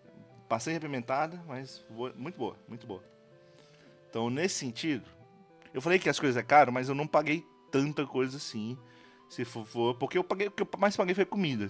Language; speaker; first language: Portuguese; native; Portuguese